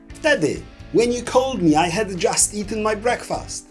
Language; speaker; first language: English; non-native, fluent; Polish